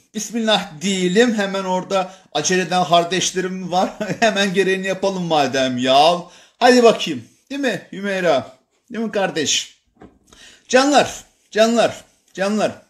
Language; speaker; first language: Turkish; native; Turkish